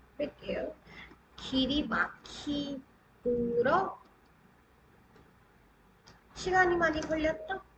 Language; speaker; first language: Korean; non-native, fluent; Hindi